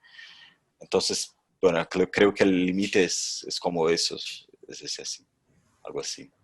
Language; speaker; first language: Spanish; non-native, fluent; Portuguese